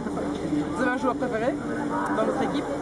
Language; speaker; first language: French; native; French